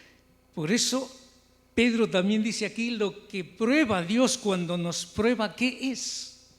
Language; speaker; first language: Spanish; native; Spanish